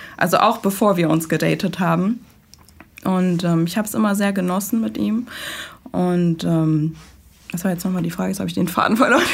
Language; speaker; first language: German; early bilingual, other home language; Persian